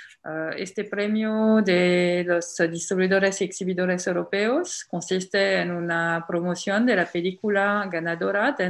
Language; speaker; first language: Spanish; non-native, fluent; French